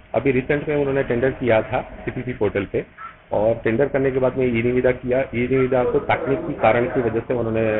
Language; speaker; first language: Hindi; native; Hindi